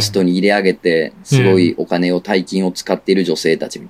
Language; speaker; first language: Japanese; native; Japanese